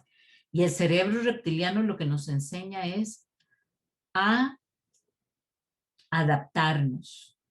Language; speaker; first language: Spanish; native; Spanish